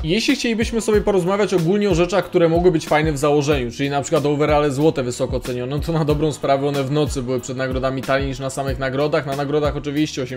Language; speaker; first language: Polish; native; Polish